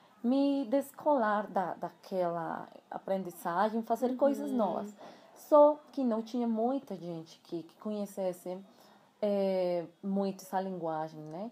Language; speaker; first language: Portuguese; non-native, fluent; Spanish